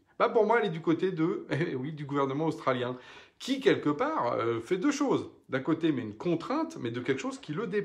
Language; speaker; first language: French; native; French